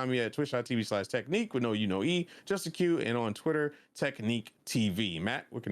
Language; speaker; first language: English; native; English